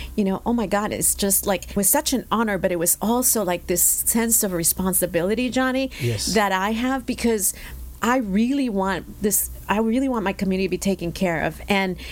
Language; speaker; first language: English; early bilingual, other home language; Spanish